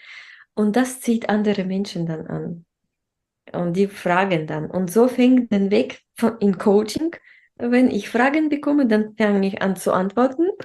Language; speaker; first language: German; non-native, fluent; Russian